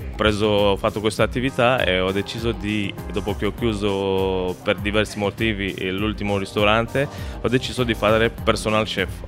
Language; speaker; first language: Italian; non-native, fluent; Romanian